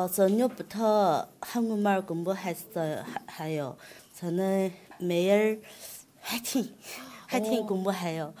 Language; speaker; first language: Korean; non-native, learner; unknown